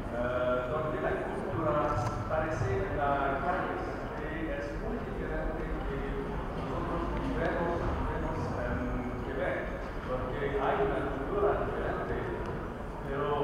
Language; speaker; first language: Spanish; non-native, learner; French